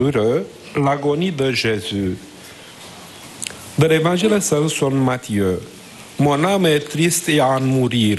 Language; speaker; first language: French; native; French